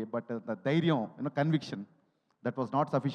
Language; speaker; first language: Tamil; non-native, learner; Telugu